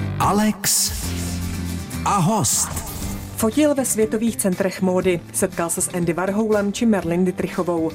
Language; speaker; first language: Czech; native; Czech